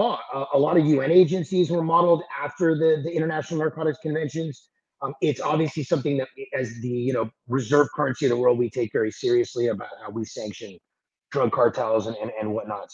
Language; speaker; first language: English; native; English